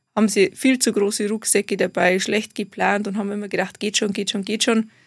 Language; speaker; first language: German; native; German